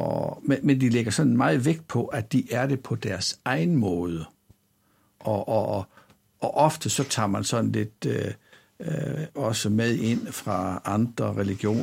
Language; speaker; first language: Danish; native; Danish